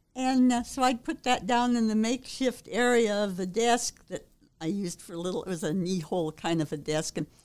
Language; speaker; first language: English; native; English